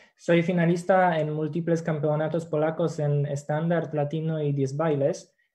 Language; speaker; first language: Spanish; non-native, fluent; Polish